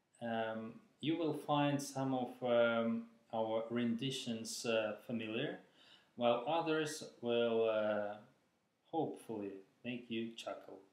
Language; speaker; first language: English; non-native, fluent; Russian